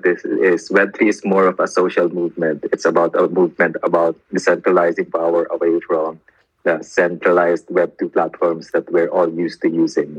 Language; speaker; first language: English; non-native, local second language; Filipino